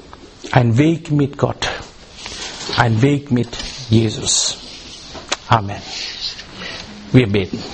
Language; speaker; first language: German; non-native, learner; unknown